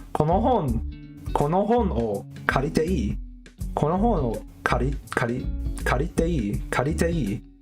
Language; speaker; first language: Japanese; non-native, learner; English